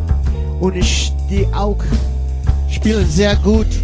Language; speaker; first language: German; non-native, learner; English